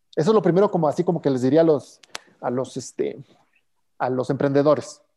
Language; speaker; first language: Spanish; native; Spanish